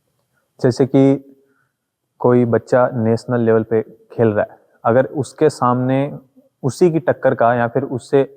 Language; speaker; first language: Hindi; native; Hindi